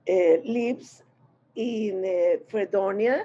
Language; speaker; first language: English; non-native, learner; Spanish